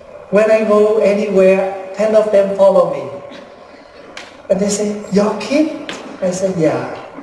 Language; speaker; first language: English; early bilingual, other home language; Vietnamese